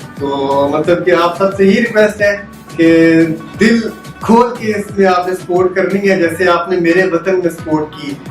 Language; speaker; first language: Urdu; non-native, local second language; Punjabi